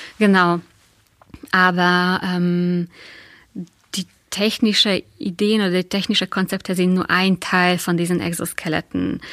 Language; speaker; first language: German; non-native, fluent; Hungarian